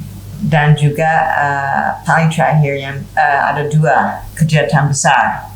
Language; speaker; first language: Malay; non-native, fluent; English